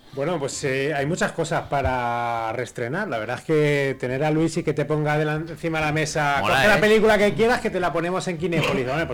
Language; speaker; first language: Spanish; native; Spanish